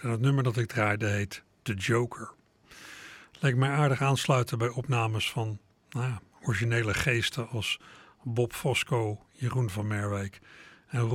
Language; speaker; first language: Dutch; native; Dutch